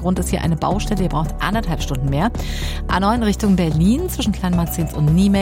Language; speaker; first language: German; native; German